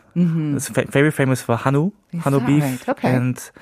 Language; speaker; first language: English; early bilingual, heritage; Korean